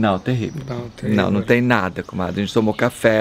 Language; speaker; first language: Portuguese; native; Portuguese